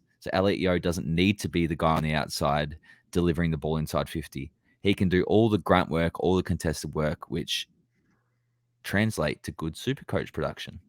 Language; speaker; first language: English; native; English